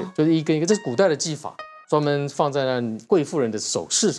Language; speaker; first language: Chinese; native; Chinese